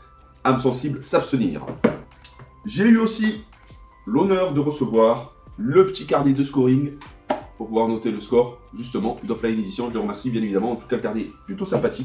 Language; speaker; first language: French; native; French